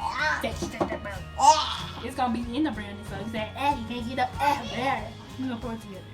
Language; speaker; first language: English; native; English